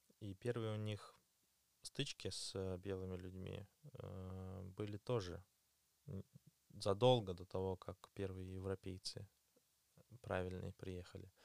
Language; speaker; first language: Russian; native; Russian